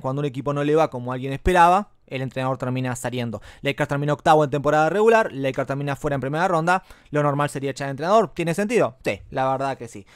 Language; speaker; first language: Spanish; native; Spanish